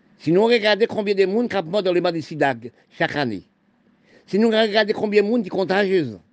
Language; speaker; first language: French; non-native, local second language; Haitian Creole